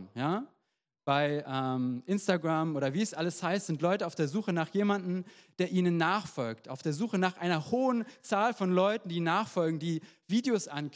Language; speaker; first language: German; native; German